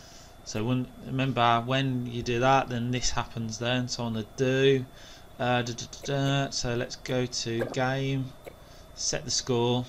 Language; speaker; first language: English; native; English